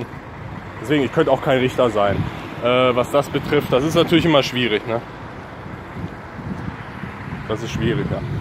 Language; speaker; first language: German; native; German